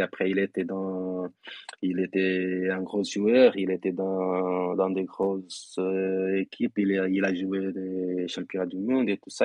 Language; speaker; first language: French; non-native, fluent; Portuguese